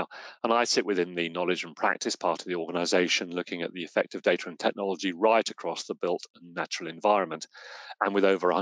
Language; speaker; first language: English; native; English